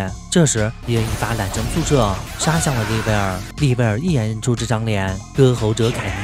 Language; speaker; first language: Chinese; native; Chinese